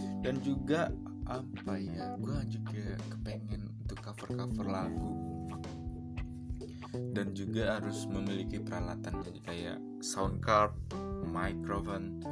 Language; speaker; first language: Indonesian; native; Indonesian